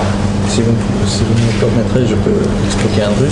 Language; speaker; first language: French; non-native, learner; Russian